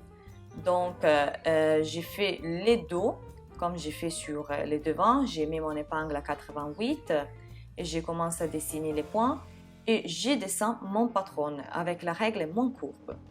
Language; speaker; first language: French; non-native, fluent; Italian